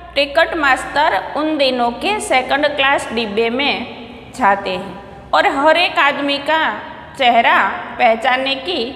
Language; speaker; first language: Hindi; non-native, local second language; Gujarati